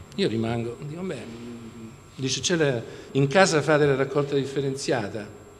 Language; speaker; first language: Italian; native; Italian